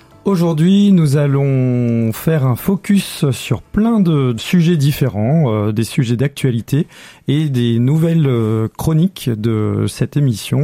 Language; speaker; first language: French; native; French